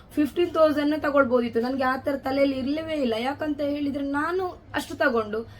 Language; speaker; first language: Kannada; non-native, local second language; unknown